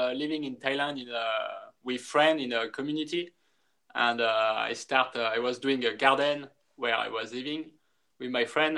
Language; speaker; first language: English; non-native, fluent; French